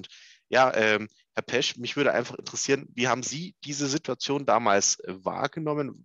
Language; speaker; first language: German; native; German